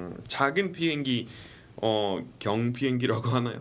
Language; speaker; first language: Korean; non-native, fluent; English